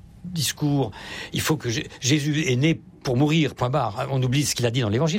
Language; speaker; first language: French; native; French